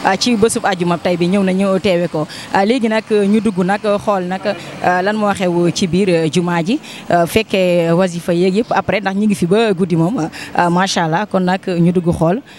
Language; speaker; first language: Wolof; native; Wolof